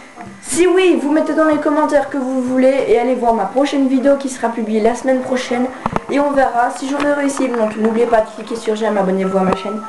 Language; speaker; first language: French; native; French